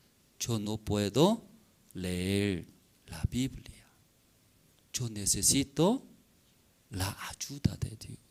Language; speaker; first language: Spanish; non-native, learner; Korean